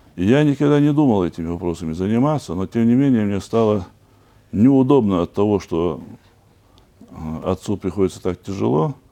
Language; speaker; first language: Russian; non-native, local second language; Chechen